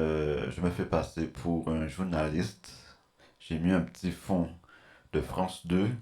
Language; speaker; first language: French; native; French